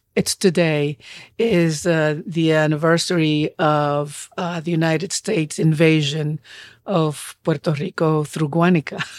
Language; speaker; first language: English; non-native, fluent; Spanish